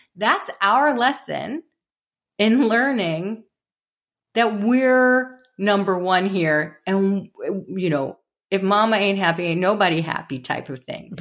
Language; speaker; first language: English; native; English